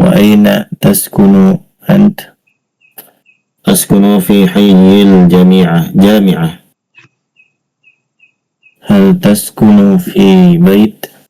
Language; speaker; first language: Arabic; non-native, learner; Indonesian